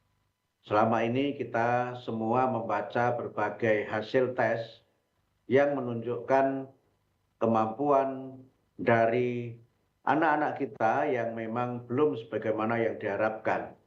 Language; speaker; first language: Indonesian; native; Indonesian